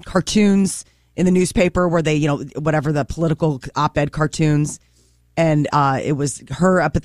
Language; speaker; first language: English; native; English